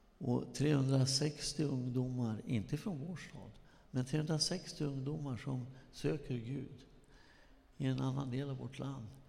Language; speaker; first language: Swedish; native; Swedish